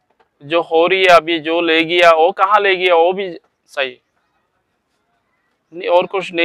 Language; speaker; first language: Hindi; non-native, learner; Rohingya